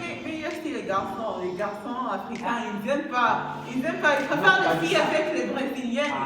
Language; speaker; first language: French; non-native, local second language; Kinyarwanda